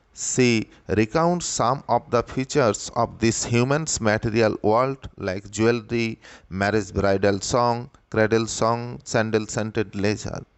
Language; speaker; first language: English; non-native, local second language; Bangla